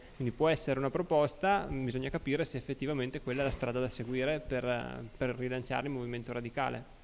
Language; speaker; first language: Italian; native; Italian